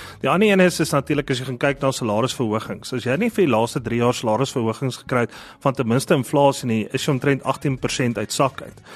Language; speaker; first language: Afrikaans; native; Afrikaans